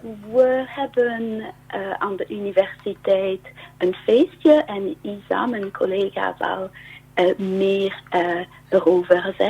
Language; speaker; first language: Dutch; non-native, learner; French